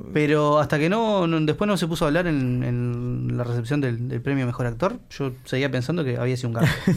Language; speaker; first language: Spanish; native; Spanish